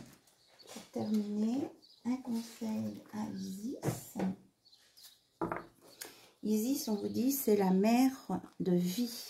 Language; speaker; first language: French; native; French